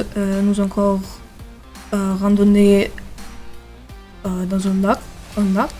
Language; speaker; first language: French; non-native, learner; German